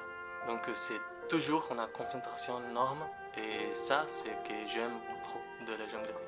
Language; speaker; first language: French; non-native, fluent; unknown